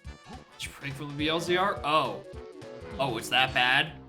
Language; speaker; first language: English; native; English